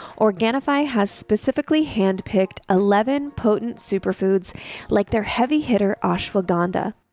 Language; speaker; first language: English; native; English